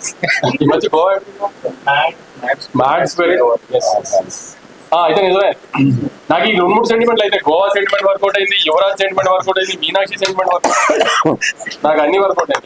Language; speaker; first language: Telugu; native; Telugu